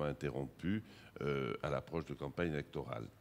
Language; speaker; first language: French; native; French